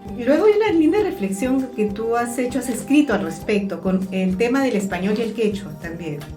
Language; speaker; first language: Spanish; native; Spanish